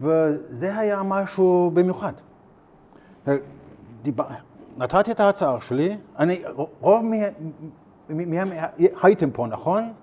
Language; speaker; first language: Hebrew; non-native, learner; German